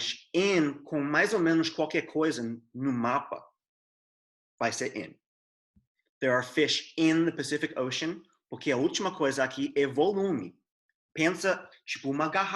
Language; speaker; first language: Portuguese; non-native, fluent; English